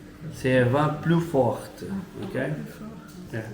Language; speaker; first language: French; non-native, learner; Portuguese